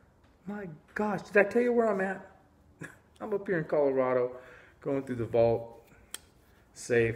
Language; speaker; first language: English; native; English